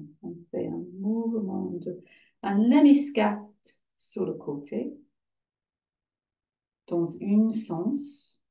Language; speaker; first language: French; non-native, fluent; English